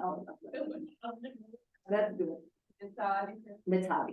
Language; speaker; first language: English; non-native, fluent; Portuguese